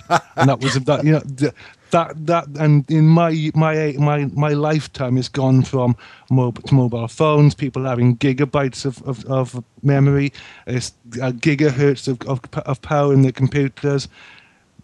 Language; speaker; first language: English; native; English